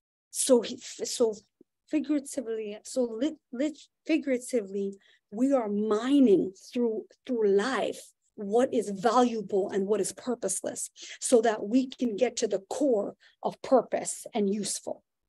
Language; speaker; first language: English; native; English